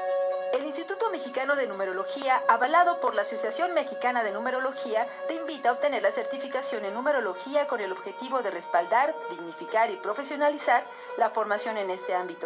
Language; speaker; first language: Spanish; native; Spanish